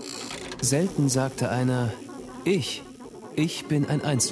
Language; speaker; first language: German; native; German